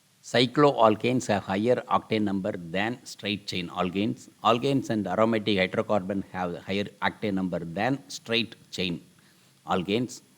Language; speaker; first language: English; non-native, local second language; Tamil